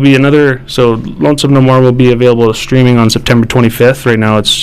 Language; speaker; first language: English; native; English